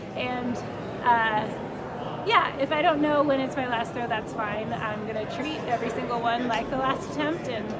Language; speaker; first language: English; native; English